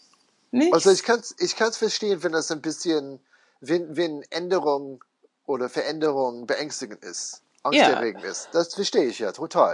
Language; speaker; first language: German; non-native, fluent; English